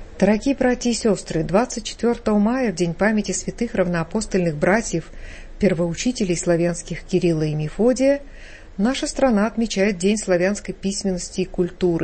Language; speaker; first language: Russian; native; Russian